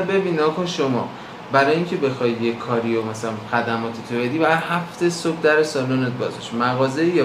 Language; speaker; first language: Persian; native; Persian